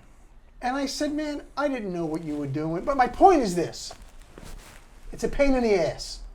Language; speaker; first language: English; native; English